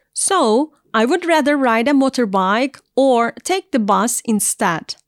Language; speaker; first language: English; non-native, fluent; Turkish